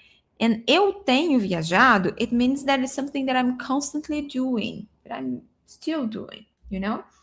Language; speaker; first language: English; non-native, fluent; Portuguese